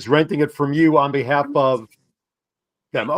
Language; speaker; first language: English; native; English